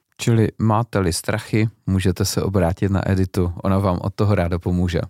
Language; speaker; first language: Czech; native; Czech